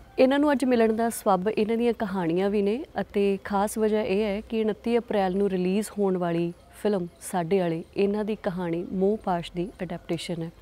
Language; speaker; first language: Punjabi; native; Punjabi